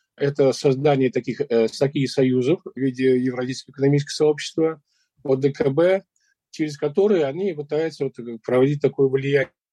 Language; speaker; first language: Russian; non-native, local second language; Uzbek